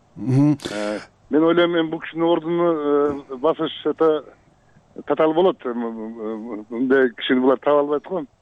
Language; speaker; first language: Kyrgyz; non-native, local second language; Uzbek